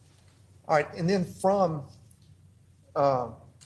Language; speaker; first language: English; native; English